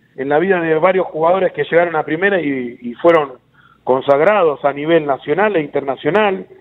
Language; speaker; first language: Spanish; native; Spanish